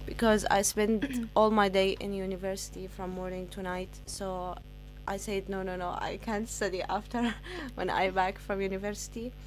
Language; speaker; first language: English; non-native, learner; Arabic